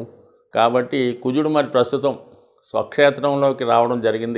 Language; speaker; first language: Telugu; native; Telugu